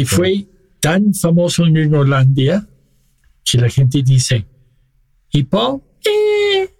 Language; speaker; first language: Spanish; non-native, fluent; English